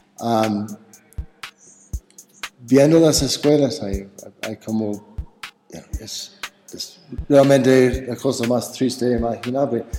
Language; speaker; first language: Spanish; non-native, fluent; English